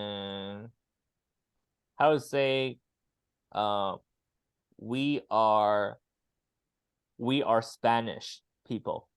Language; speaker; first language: English; non-native, fluent; Chinese